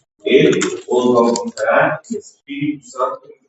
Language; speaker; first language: Spanish; native; Spanish